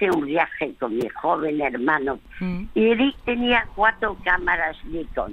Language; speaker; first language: Spanish; early bilingual, other home language; French